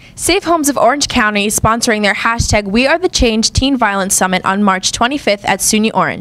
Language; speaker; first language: English; native; English